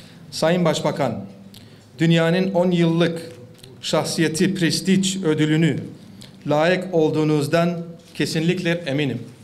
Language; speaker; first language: Turkish; non-native, learner; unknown